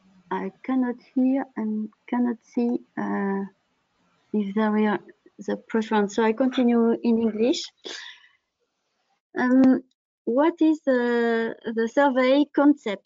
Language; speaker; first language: English; non-native, fluent; French